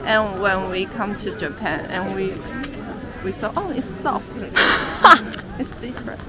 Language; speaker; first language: English; non-native, learner; Chinese